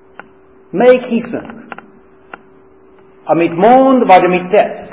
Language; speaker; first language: Hungarian; non-native, fluent; English